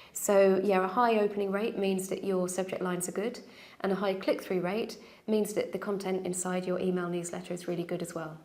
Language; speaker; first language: English; native; English